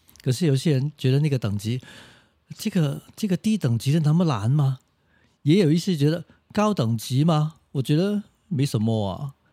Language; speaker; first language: Chinese; non-native, local second language; Cantonese